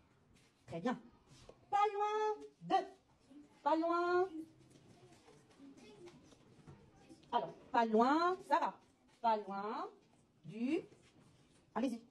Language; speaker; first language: French; non-native, local second language; Arabic